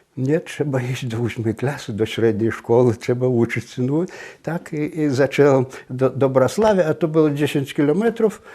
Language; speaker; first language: Polish; non-native, local second language; Belarusian